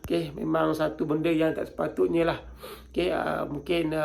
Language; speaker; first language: Malay; native; Malay